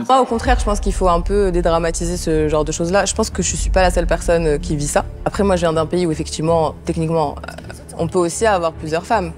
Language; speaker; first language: French; non-native, local second language; Arabic